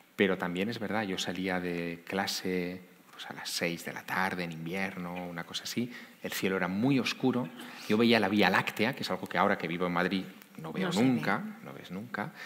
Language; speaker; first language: Spanish; native; Spanish